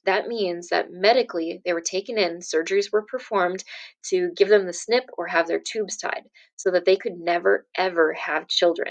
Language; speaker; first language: English; native; English